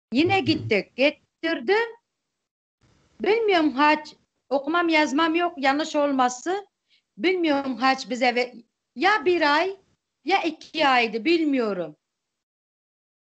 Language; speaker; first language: Turkish; non-native, local second language; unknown